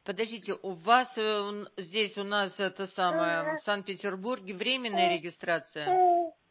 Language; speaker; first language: Russian; native; Russian